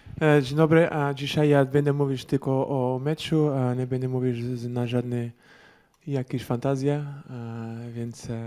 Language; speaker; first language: Polish; non-native, learner; Portuguese